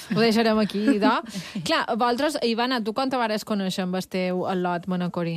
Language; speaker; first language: Catalan; native; Catalan